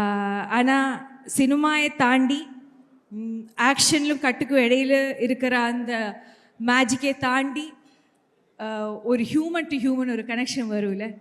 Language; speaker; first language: Tamil; non-native, learner; Malayalam